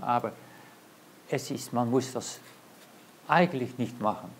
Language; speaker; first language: German; non-native, learner; Dutch